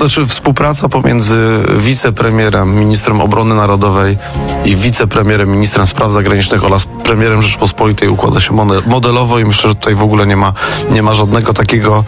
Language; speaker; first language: Polish; native; Polish